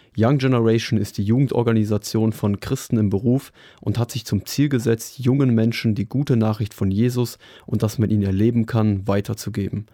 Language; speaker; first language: German; native; German